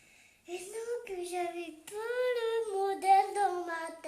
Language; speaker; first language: French; non-native, learner; Vietnamese